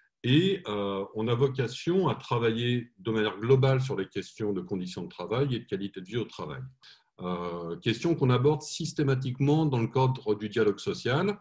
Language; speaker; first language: French; native; French